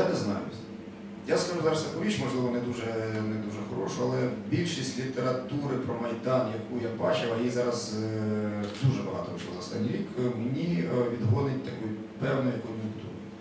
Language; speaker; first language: Ukrainian; native; Ukrainian